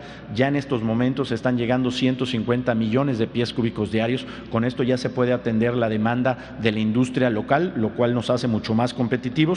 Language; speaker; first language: Spanish; native; Spanish